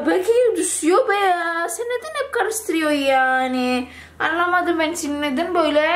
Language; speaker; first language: Turkish; non-native, learner; Indonesian